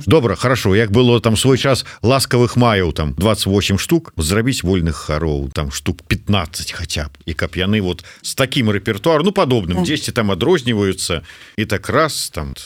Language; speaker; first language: Belarusian; native; Belarusian